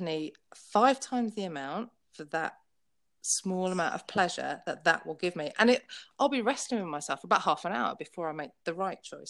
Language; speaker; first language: English; native; English